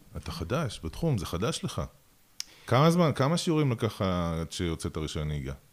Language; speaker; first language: Hebrew; early bilingual, other home language; Russian